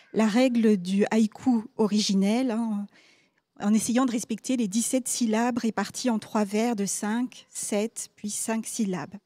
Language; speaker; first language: French; native; French